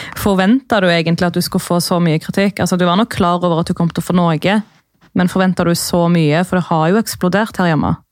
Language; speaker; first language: Norwegian; early bilingual, other home language; Arabic